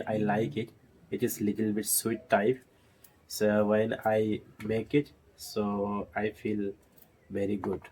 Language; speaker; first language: English; non-native, learner; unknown